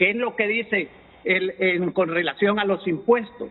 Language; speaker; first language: Spanish; native; Spanish